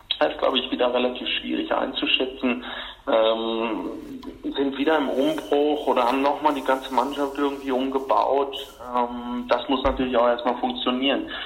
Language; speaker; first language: German; native; German